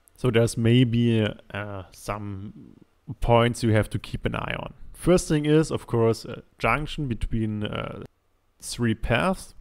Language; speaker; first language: English; non-native, fluent; German